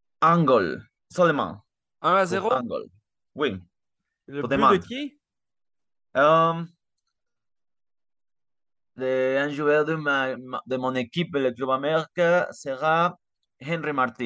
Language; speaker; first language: French; non-native, learner; Spanish